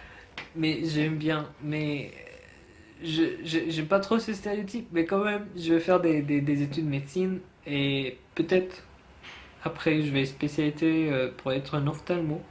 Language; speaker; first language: French; non-native, fluent; Arabic